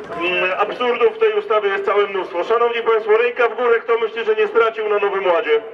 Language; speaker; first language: Polish; native; Polish